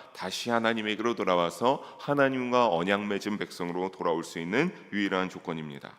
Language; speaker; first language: Korean; native; Korean